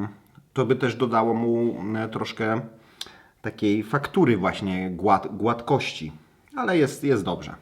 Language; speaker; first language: Polish; native; Polish